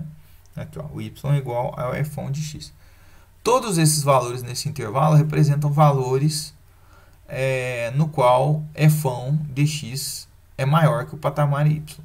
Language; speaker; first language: Portuguese; native; Portuguese